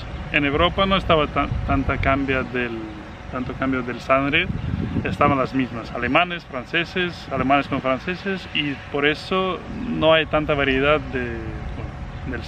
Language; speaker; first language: Spanish; non-native, fluent; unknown